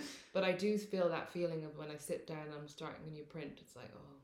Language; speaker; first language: English; native; English